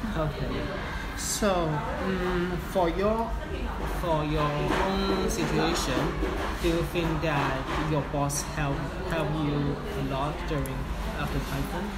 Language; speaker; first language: English; non-native, fluent; Cantonese